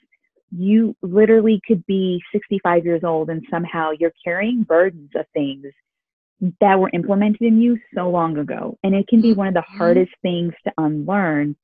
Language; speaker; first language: English; early bilingual, other home language; Urdu